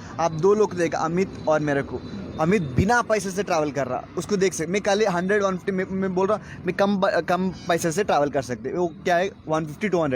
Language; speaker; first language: Hindi; non-native, local second language; Telugu